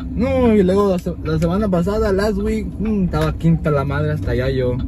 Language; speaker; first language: Spanish; early bilingual, heritage; Spanish